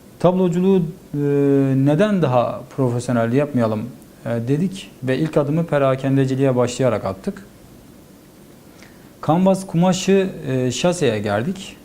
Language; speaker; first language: Turkish; native; Turkish